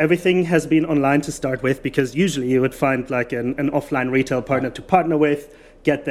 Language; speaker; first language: English; non-native, fluent; German